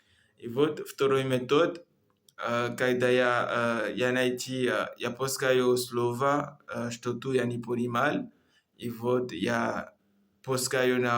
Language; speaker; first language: Russian; non-native, learner; Comorian